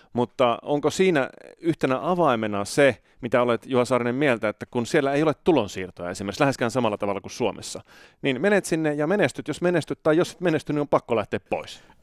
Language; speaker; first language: Finnish; native; Finnish